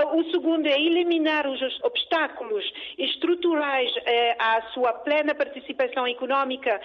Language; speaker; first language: Portuguese; early bilingual, other home language; Kabuverdianu